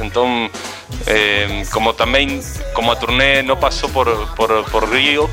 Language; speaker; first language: Portuguese; non-native, fluent; Spanish